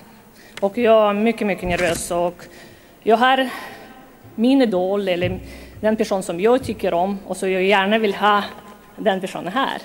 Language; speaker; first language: Swedish; non-native, fluent; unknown